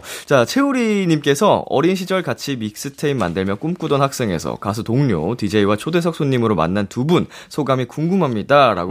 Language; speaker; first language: Korean; native; Korean